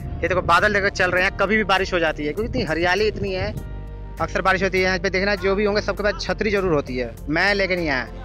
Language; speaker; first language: Hindi; native; Hindi